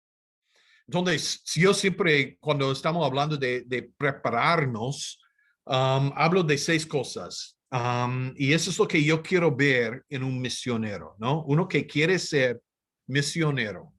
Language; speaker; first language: Spanish; non-native, fluent; English